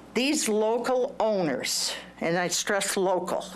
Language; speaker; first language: English; native; English